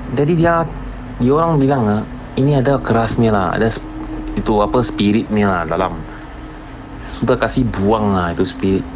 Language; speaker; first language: Malay; non-native, local second language; Chinese